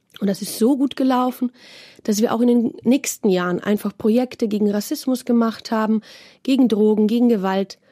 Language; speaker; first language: German; native; German